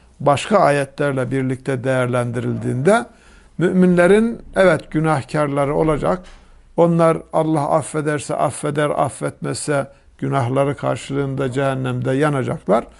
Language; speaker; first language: Turkish; native; Turkish